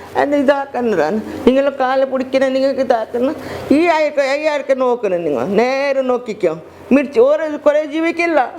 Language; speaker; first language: Malayalam; non-native, learner; Hindi